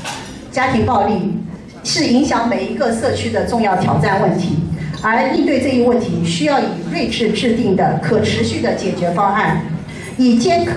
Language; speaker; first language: Chinese; native; Chinese